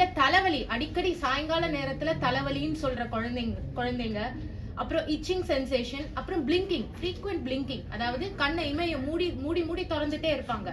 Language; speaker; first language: Tamil; native; Tamil